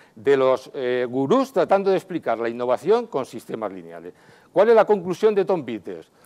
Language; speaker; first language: Spanish; native; Spanish